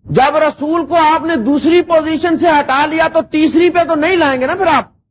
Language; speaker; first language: Urdu; non-native, local second language; Punjabi